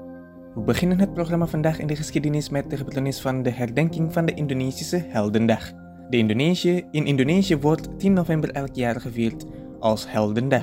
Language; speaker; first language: Dutch; non-native, fluent; Indonesian